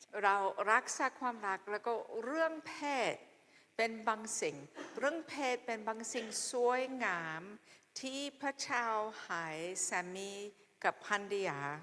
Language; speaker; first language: Thai; non-native, fluent; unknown